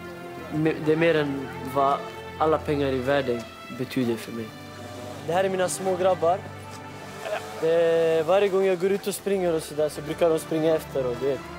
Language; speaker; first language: Swedish; non-native, local second language; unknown